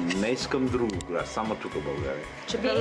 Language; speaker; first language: Bulgarian; non-native, learner; Swahili